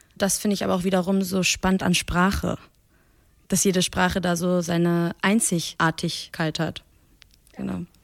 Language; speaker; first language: German; early bilingual, other home language; Persian